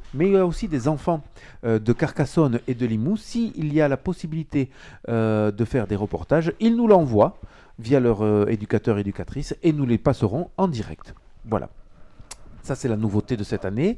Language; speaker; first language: French; native; French